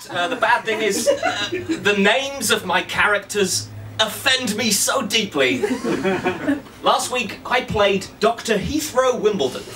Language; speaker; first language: English; native; English